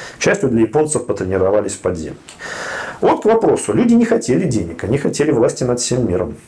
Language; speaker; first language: Russian; native; Russian